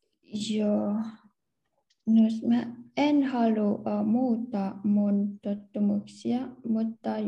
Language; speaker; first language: Finnish; non-native, learner; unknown